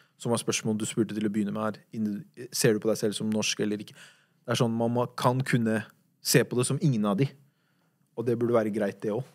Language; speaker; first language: Norwegian; early bilingual, other home language; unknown